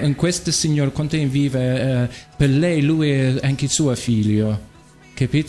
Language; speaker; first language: Italian; non-native, learner; English